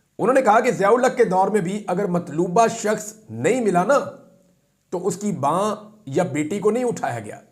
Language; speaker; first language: Urdu; non-native, local second language; Punjabi